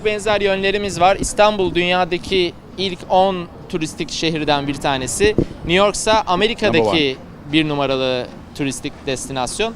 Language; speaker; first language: Turkish; native; Turkish